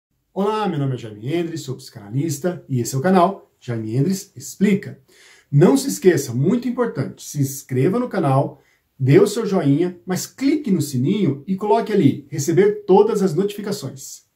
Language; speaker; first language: Portuguese; native; Portuguese